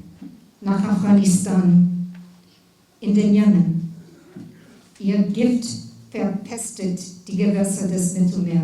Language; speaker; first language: German; non-native, fluent; English